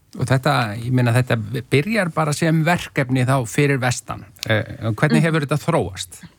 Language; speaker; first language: Icelandic; native; Icelandic